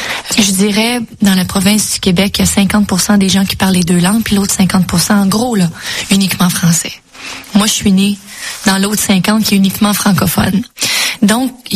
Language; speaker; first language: French; native; French